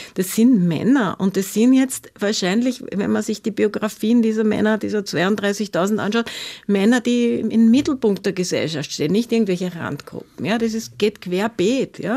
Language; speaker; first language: German; native; German